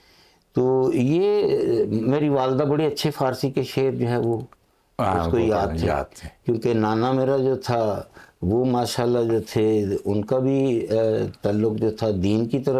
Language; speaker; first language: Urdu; non-native, local second language; Punjabi